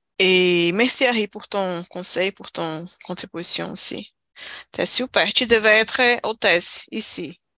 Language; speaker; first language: French; non-native, learner; Portuguese